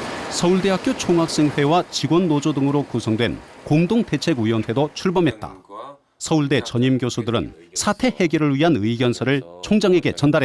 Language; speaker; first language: Korean; native; Korean